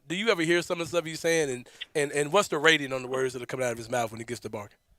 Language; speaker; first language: English; native; English